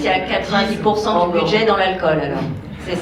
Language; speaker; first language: French; native; French